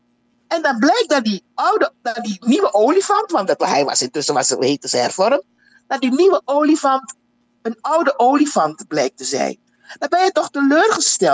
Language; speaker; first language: Dutch; native; Dutch